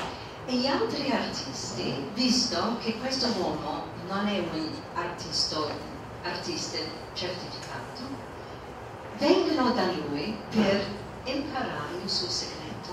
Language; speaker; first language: Italian; non-native, fluent; English